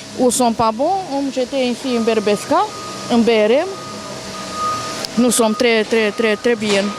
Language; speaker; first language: French; non-native, learner; Romanian